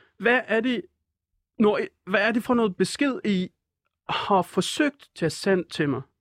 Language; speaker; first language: Danish; non-native, fluent; Persian